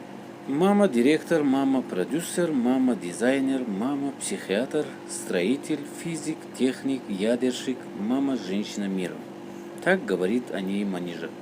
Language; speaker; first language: Russian; non-native, local second language; Tajik